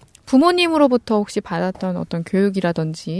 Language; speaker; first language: Korean; native; Korean